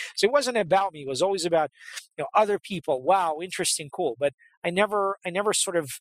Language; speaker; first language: English; native; English